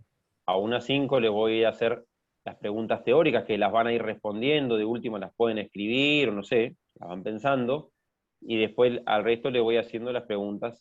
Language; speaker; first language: Spanish; native; Spanish